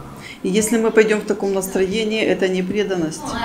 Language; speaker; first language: Russian; native; Russian